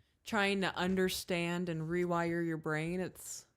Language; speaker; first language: English; native; English